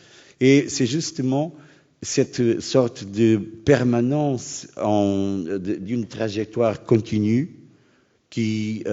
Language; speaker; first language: French; non-native, fluent; Portuguese